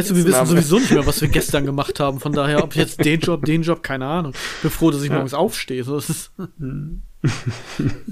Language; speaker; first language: German; native; German